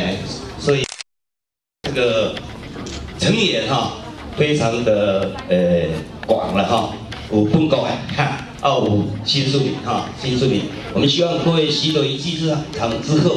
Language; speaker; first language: Chinese; native; Chinese